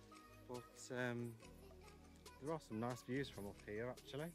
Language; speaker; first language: English; native; English